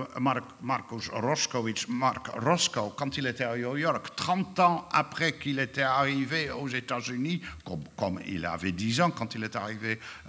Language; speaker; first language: French; non-native, fluent; Dutch